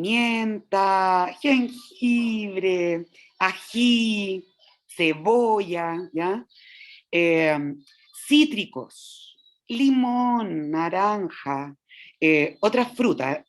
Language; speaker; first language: Spanish; native; Spanish